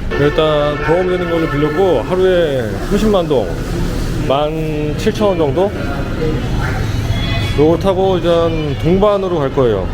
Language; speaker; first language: Korean; native; Korean